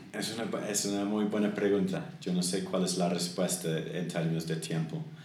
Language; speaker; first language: Spanish; non-native, fluent; English